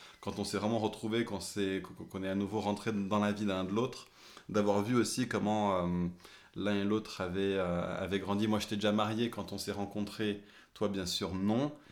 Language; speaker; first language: French; early bilingual, other home language; English